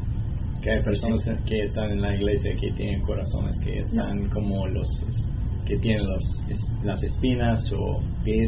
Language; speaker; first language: Spanish; non-native, learner; English